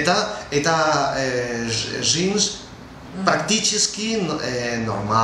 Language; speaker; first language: Russian; non-native, learner; Spanish